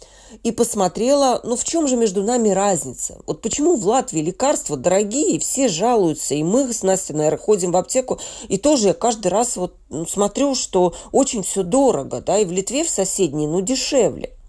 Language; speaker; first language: Russian; native; Russian